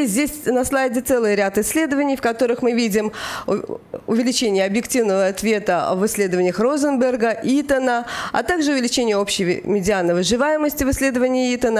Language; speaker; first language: Russian; native; Russian